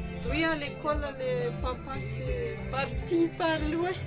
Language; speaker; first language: French; non-native, local second language; Malagasy